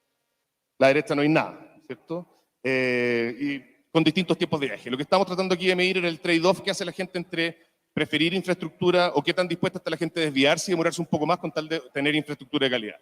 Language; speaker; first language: Spanish; native; Spanish